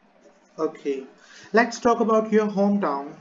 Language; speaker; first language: English; non-native, local second language; Hindi